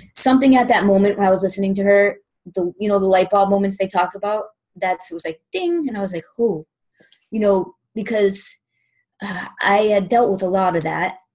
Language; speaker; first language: English; native; English